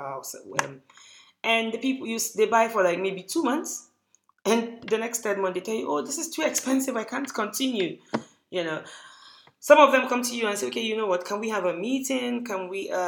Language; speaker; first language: English; non-native, local second language; Hausa